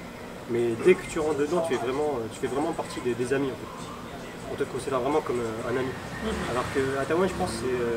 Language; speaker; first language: French; early bilingual, other home language; Min Nan Chinese